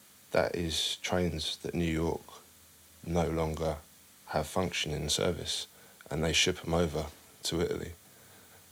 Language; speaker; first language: English; native; English